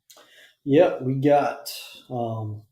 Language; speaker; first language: English; native; English